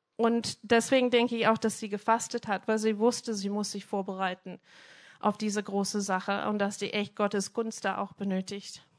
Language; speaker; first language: German; non-native, fluent; English